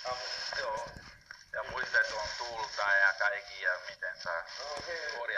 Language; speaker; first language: Finnish; non-native, fluent; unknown